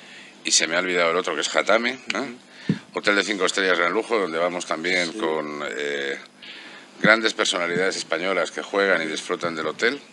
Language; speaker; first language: Spanish; native; Spanish